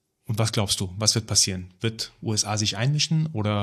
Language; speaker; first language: German; early bilingual, other home language; Persian